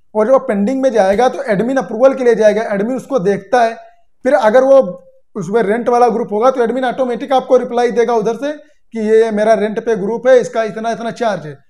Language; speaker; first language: Hindi; native; Hindi